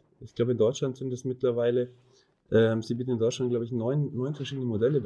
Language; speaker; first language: German; native; German